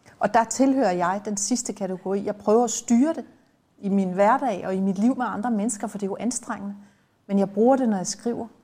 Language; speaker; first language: Danish; native; Danish